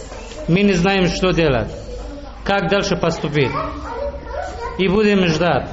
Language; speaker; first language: Russian; early bilingual, other home language; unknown